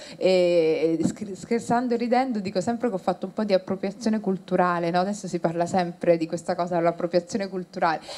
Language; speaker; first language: Italian; early bilingual, other home language; Somali